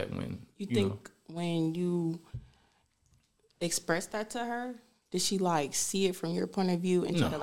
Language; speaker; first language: English; native; English